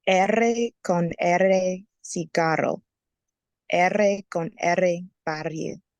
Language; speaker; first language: Spanish; non-native, learner; English